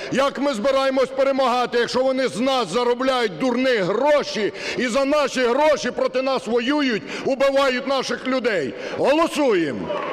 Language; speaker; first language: Ukrainian; native; Ukrainian